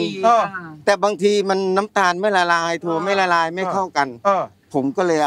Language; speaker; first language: Thai; native; Thai